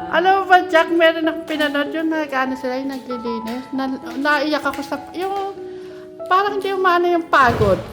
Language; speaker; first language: Filipino; native; Filipino